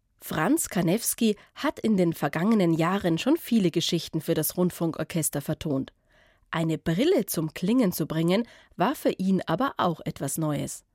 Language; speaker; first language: German; native; German